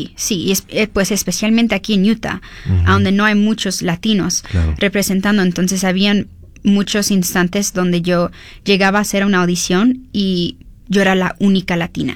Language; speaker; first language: Spanish; early bilingual, heritage; Spanish